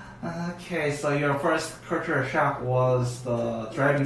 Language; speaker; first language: English; non-native, learner; Korean